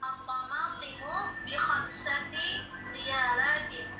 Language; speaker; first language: Arabic; non-native, learner; Indonesian